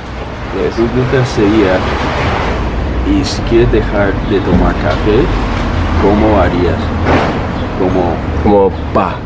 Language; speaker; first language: Spanish; non-native, fluent; English